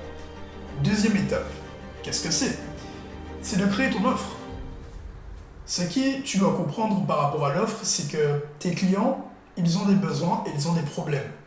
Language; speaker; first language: French; native; French